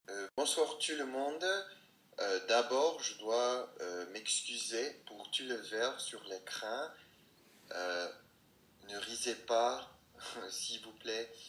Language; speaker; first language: French; non-native, learner; English